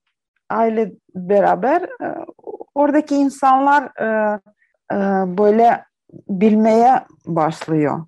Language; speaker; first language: Turkish; non-native, learner; Ukrainian